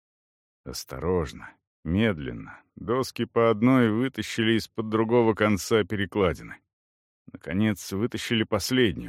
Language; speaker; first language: Russian; native; Russian